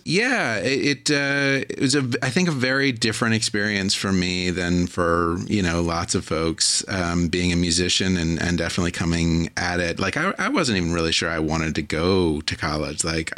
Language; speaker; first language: English; native; English